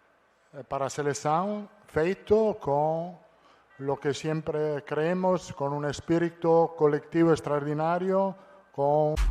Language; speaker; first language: Spanish; non-native, fluent; Italian